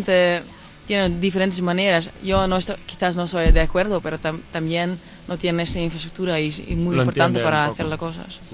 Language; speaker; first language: Spanish; non-native, fluent; Dutch